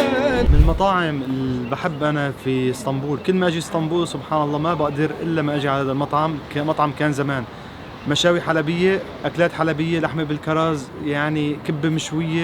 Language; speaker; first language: Arabic; native; Arabic